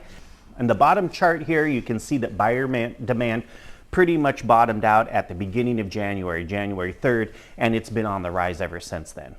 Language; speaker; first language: English; native; English